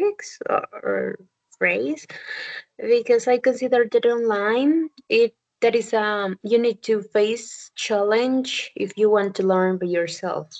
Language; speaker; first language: English; non-native, learner; Spanish